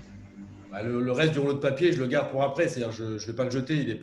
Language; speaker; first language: French; native; French